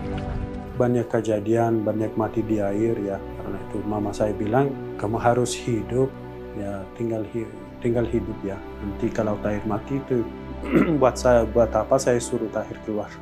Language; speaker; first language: Indonesian; non-native, learner; Persian